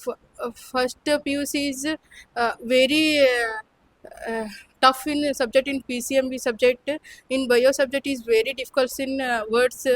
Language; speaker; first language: English; non-native, local second language; Kannada